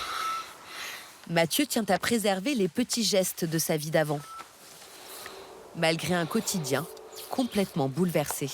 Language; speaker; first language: French; native; French